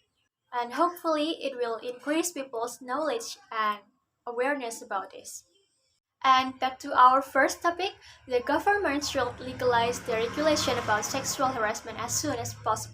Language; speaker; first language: English; non-native, learner; Indonesian